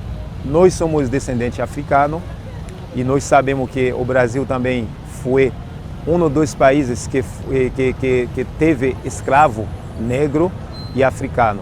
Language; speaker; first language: Portuguese; non-native, fluent; Haitian Creole